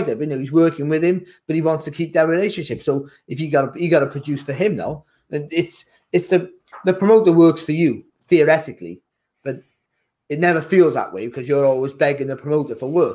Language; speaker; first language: English; native; English